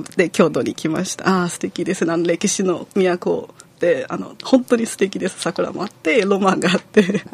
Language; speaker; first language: Japanese; non-native, fluent; Chinese